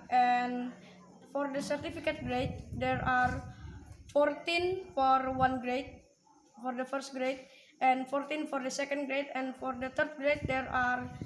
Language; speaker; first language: English; non-native, learner; Indonesian